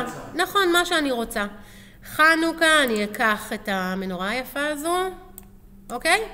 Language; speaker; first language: Hebrew; native; Hebrew